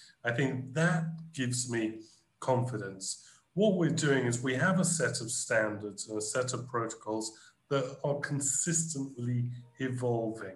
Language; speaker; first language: English; native; English